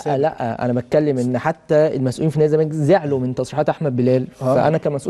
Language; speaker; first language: Arabic; native; Arabic